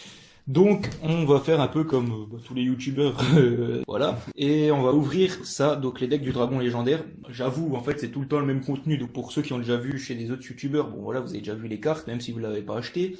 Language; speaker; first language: French; native; French